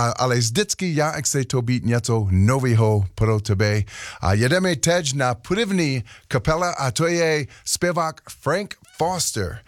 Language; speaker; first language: Czech; non-native, learner; English